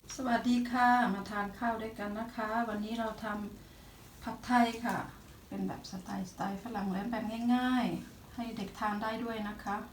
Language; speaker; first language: Thai; native; Thai